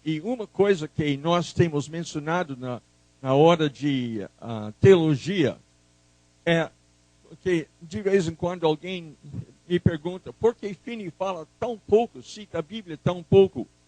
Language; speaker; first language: Portuguese; non-native, fluent; English